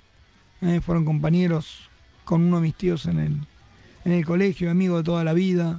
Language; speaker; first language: Spanish; native; Spanish